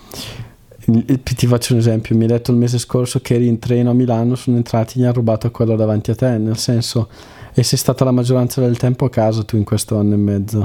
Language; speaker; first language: Italian; native; Italian